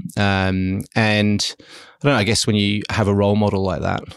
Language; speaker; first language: English; early bilingual, other home language; German